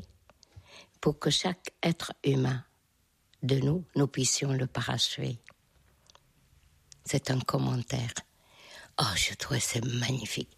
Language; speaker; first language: French; non-native, fluent; Hungarian